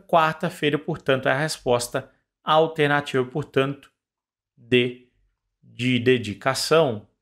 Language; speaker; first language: Portuguese; native; Portuguese